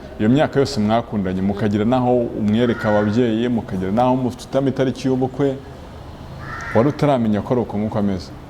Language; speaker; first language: Kinyarwanda; native; Kinyarwanda